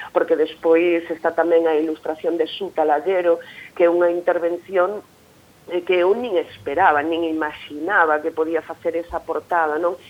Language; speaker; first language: Galician; native; Galician